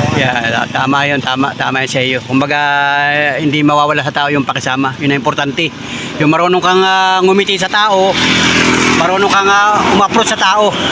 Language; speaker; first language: Filipino; native; Filipino